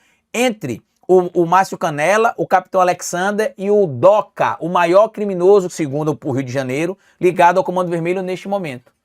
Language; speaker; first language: Portuguese; native; Portuguese